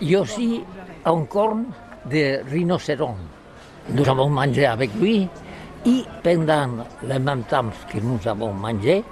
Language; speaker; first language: French; non-native, learner; Spanish